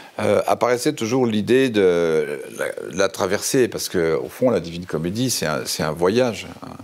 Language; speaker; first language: French; native; French